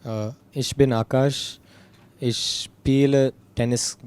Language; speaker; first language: German; non-native, learner; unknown